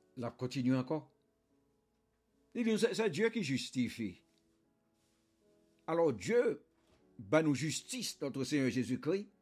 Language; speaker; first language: French; non-native, local second language; Haitian Creole